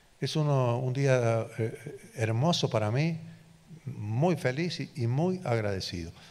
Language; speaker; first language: Spanish; native; Spanish